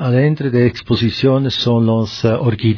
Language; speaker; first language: Spanish; non-native, learner; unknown